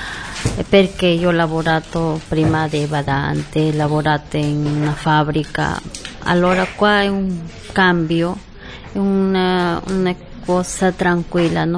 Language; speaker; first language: Italian; non-native, learner; Spanish